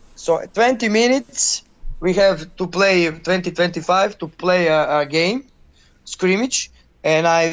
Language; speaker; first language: English; non-native, learner; Croatian